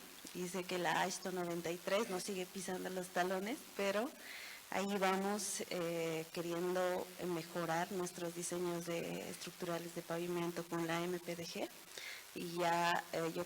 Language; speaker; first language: Spanish; native; Spanish